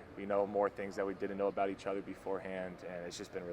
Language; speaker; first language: English; native; English